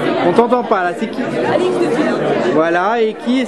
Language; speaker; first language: French; native; French